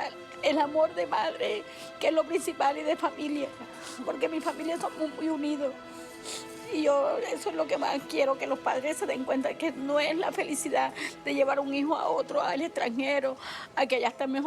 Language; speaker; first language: Spanish; native; Spanish